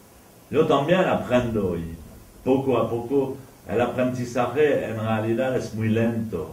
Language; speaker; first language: Spanish; non-native, fluent; French